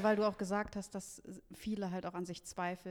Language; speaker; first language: German; native; German